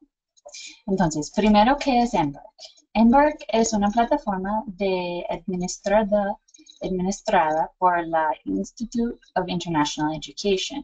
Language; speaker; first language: Spanish; non-native, fluent; English